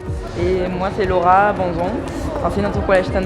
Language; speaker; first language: French; native; French